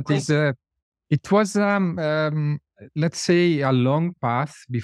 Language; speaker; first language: English; non-native, fluent; Italian